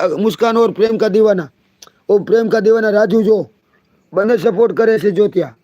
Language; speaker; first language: Hindi; non-native, local second language; Gujarati